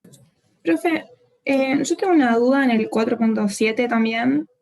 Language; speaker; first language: Spanish; native; Spanish